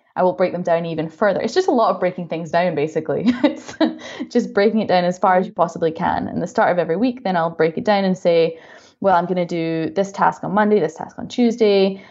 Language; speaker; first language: English; native; English